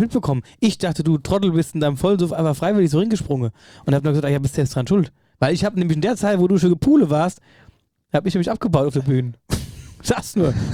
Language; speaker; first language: German; native; German